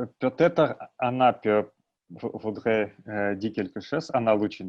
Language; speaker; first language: French; non-native, learner; Russian